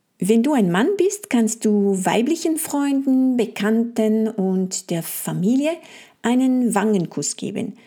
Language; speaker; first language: German; non-native, fluent; French